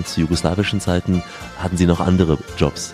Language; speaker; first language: German; native; German